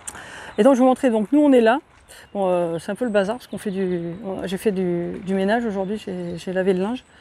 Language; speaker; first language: French; native; French